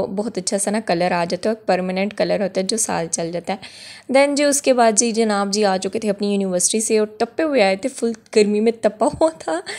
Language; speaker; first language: Urdu; non-native, local second language; Punjabi